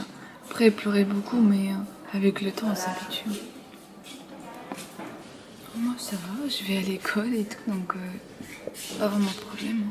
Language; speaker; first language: French; early bilingual, other home language; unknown